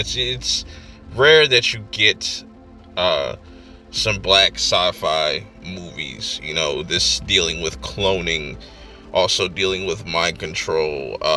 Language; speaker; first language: English; native; English